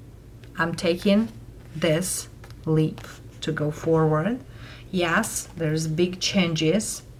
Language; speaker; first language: English; non-native, fluent; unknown